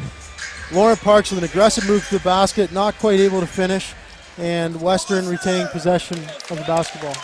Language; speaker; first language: English; native; English